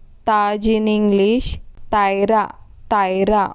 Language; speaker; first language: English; non-native, local second language; Hindi